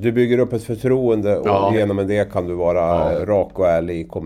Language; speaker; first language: Swedish; native; Swedish